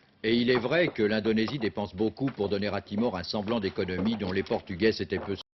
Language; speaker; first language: French; native; French